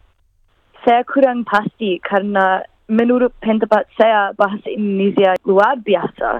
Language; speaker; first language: Indonesian; non-native, fluent; English